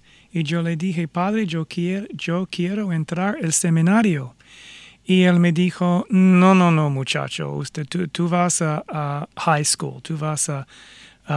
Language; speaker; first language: Spanish; non-native, fluent; English